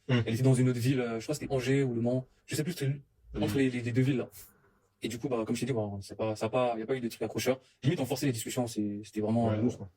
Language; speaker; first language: French; native; French